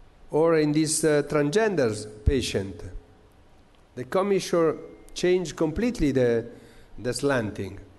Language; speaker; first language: English; non-native, fluent; Italian